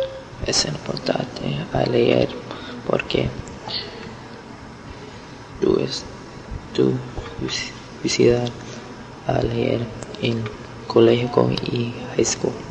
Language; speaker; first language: Spanish; non-native, learner; English